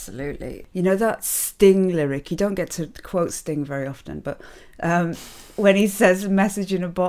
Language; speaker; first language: English; native; English